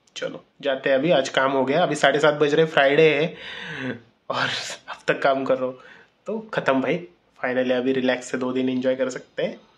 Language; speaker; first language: Hindi; non-native, local second language; Marathi